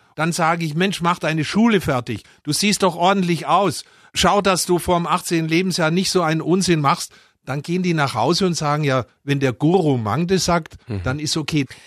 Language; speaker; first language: German; native; German